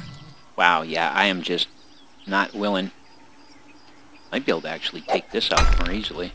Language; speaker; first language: English; native; English